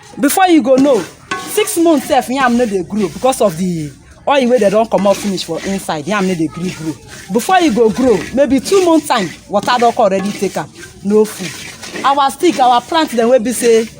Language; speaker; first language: Nigerian Pidgin; non-native, local second language; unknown